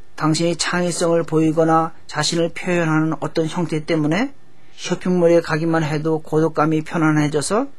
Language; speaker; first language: Korean; native; Korean